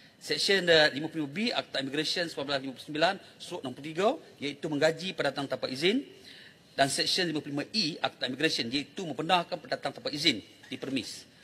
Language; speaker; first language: Malay; native; Malay